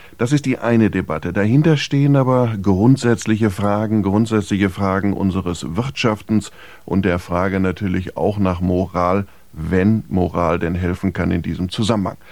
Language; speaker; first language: German; native; German